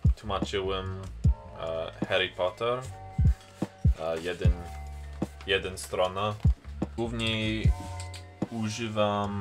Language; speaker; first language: Polish; non-native, learner; English